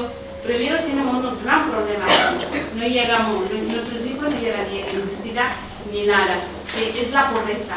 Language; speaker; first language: Spanish; non-native, learner; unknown